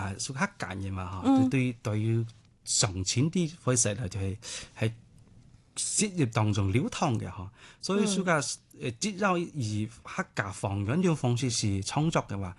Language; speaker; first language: Cantonese; non-native, local second language; Hakka Chinese